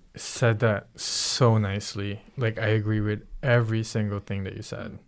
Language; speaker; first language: English; early bilingual, other home language; Filipino